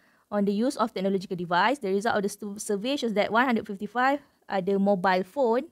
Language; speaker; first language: English; non-native, local second language; Malay